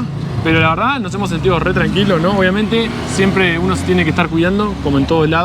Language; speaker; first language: Spanish; native; Spanish